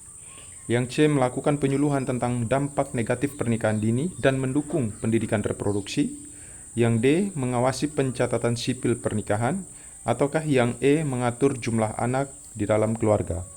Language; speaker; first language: Indonesian; native; Indonesian